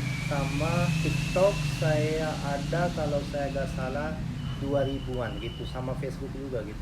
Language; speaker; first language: Indonesian; non-native, learner; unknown